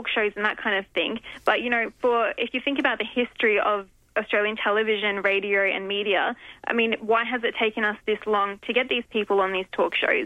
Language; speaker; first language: English; native; English